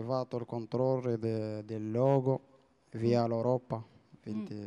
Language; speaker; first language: Italian; non-native, learner; Arabic